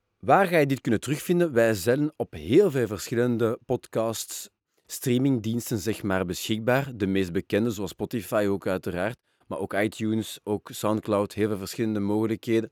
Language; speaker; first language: Dutch; non-native, local second language; French